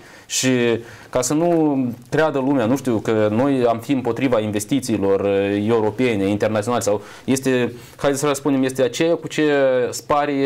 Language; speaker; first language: Romanian; native; Romanian